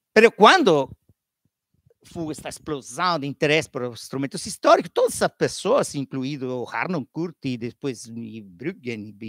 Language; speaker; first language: Portuguese; non-native, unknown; Italian